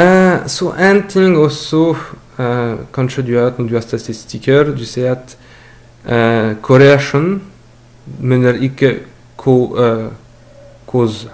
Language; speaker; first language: Norwegian; non-native, fluent; French